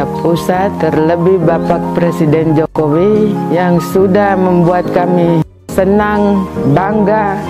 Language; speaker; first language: Indonesian; non-native, local second language; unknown